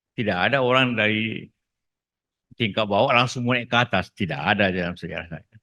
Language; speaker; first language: Indonesian; non-native, local second language; Buginese